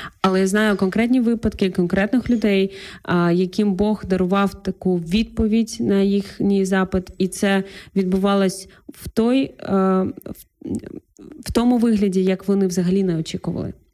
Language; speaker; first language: Ukrainian; native; Ukrainian